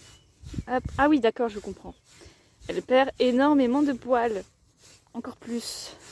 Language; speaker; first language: French; native; French